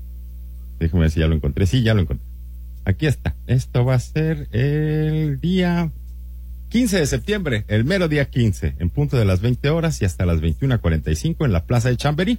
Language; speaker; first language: Spanish; native; Spanish